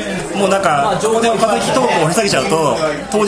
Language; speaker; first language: Japanese; native; Japanese